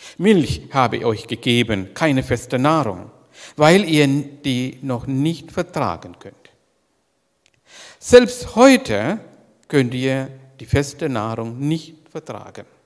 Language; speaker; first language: German; non-native, learner; Sinhala